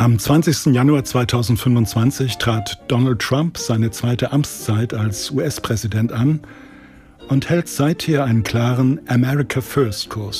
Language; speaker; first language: German; native; German